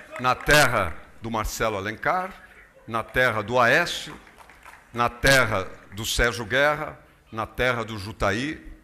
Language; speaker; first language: Portuguese; native; Portuguese